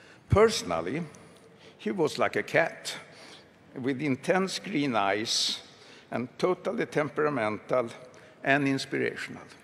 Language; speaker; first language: English; non-native, fluent; Swedish